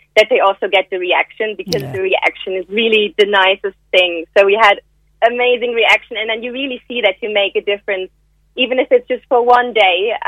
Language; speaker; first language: English; non-native, fluent; German